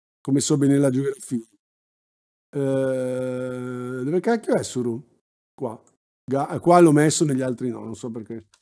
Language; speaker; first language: Italian; native; Italian